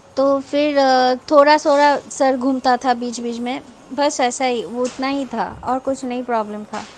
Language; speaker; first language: Hindi; non-native, local second language; Bangla